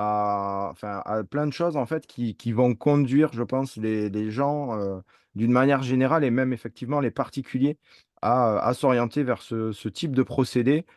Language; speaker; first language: French; native; French